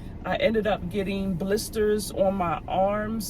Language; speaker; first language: English; native; English